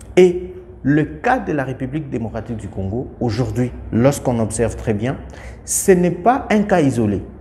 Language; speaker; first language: French; non-native, local second language; Lingala